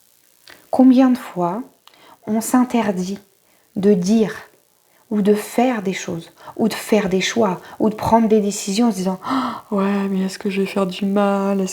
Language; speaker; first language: French; native; French